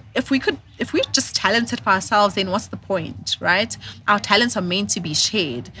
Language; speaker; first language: English; non-native, local second language; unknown